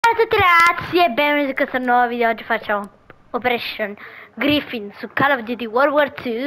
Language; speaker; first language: Italian; native; Italian